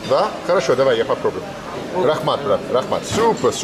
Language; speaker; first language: Russian; non-native, learner; English